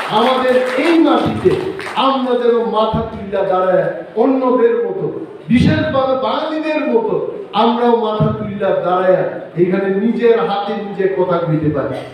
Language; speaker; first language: Bangla; non-native, local second language; Kok Borok